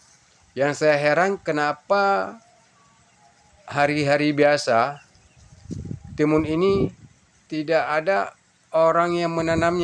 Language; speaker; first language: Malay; non-native, local second language; Achinese